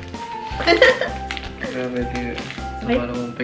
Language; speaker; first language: Spanish; non-native, learner; Chinese